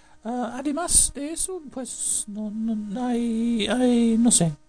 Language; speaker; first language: Spanish; non-native, fluent; English